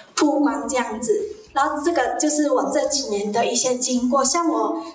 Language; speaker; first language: Chinese; non-native, local second language; Hakka Chinese